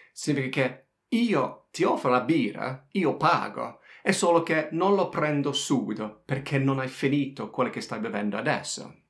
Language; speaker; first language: Italian; non-native, fluent; English